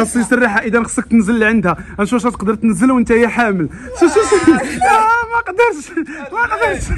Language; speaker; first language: Arabic; native; Arabic